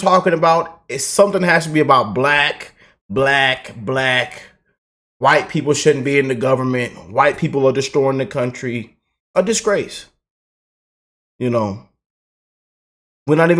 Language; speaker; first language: English; native; English